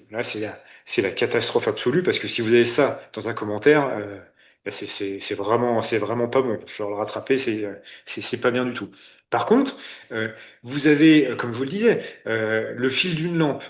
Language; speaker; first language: French; native; French